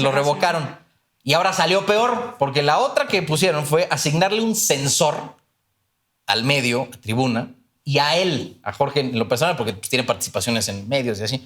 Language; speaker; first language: Spanish; native; Spanish